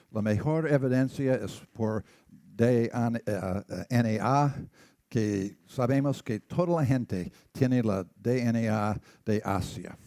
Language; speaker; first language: Spanish; non-native, learner; English